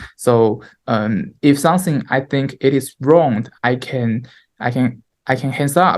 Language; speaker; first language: English; non-native, learner; Chinese